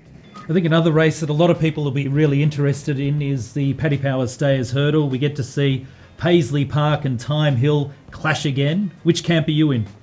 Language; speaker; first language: English; native; English